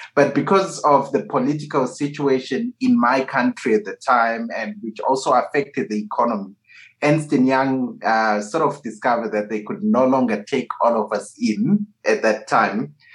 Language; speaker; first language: English; non-native, local second language; Shona